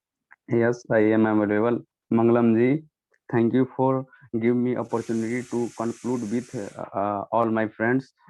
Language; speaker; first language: English; non-native, learner; Hindi